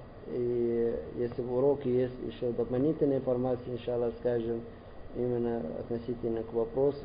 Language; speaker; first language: Russian; non-native, learner; Arabic